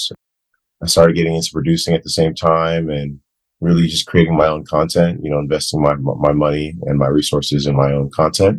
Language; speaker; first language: English; non-native, local second language; Akan